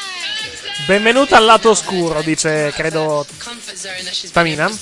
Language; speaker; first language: Italian; native; Italian